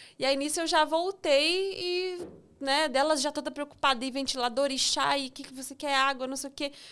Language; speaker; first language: Portuguese; native; Portuguese